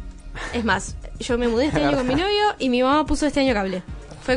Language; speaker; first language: Spanish; native; Spanish